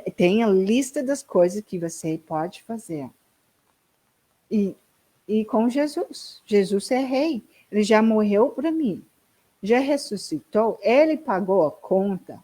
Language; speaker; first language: Portuguese; non-native, learner; English